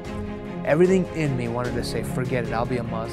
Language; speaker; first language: English; early bilingual, other home language; Persian